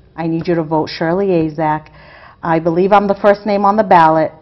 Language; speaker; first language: English; native; English